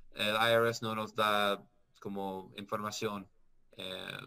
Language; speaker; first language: Spanish; non-native, learner; English